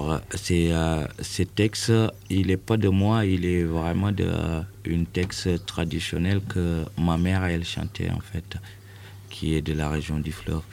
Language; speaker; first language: French; non-native, local second language; Wolof